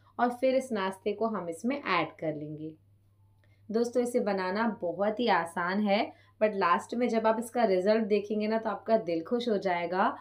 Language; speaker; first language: Hindi; non-native, local second language; Punjabi